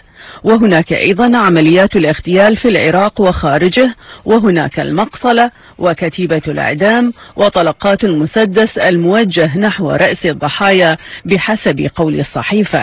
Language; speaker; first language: Arabic; native; Arabic